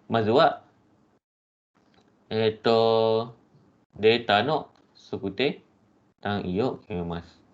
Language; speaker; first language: Japanese; non-native, fluent; Malay